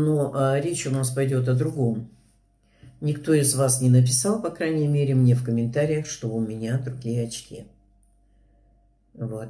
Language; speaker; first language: Russian; native; Russian